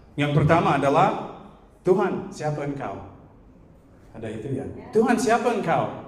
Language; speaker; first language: Indonesian; non-native, fluent; English